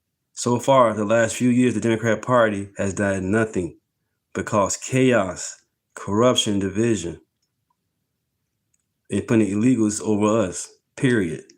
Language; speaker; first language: English; native; English